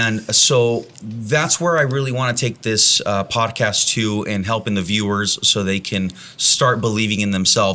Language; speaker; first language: English; native; English